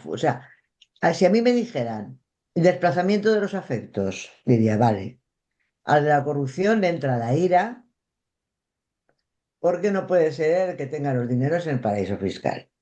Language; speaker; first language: Spanish; native; Spanish